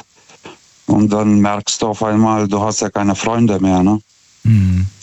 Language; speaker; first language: German; non-native, fluent; Lithuanian